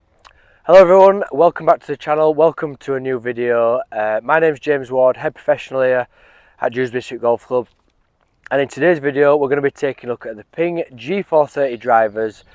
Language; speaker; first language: English; native; English